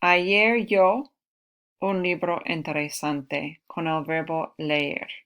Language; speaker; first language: Spanish; non-native, fluent; English